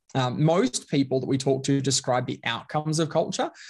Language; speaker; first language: English; native; English